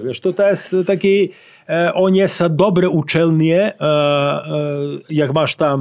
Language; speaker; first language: Polish; non-native, learner; Serbian